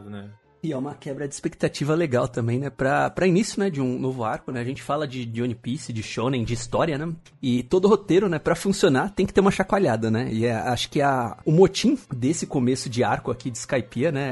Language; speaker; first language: Portuguese; native; Portuguese